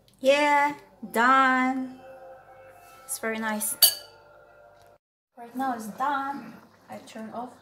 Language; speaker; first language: English; non-native, learner; Indonesian